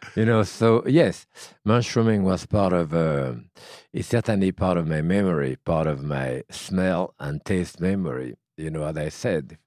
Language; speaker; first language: English; non-native, fluent; French